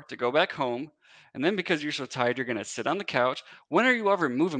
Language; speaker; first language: English; native; English